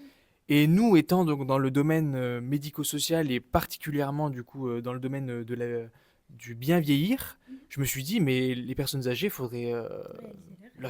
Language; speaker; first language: French; native; French